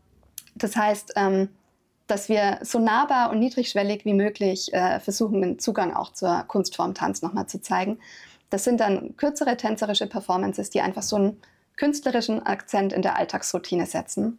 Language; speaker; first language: German; native; German